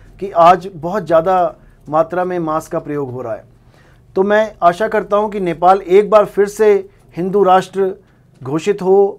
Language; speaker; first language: Hindi; non-native, local second language; Punjabi